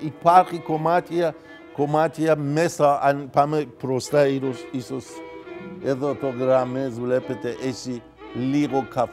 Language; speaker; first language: Greek; non-native, fluent; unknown